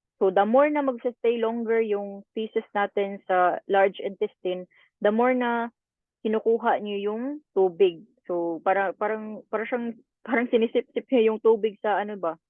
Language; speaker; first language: Filipino; native; Filipino